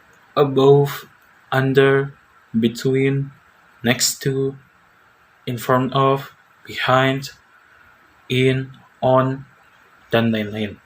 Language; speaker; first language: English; non-native, learner; Indonesian